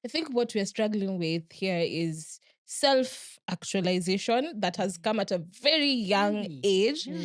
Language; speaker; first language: English; non-native, local second language; Swahili